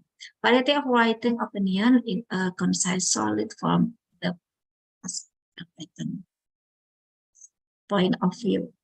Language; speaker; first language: English; non-native, local second language; Indonesian